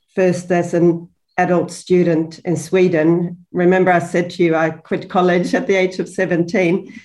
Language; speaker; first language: English; non-native, fluent; Swedish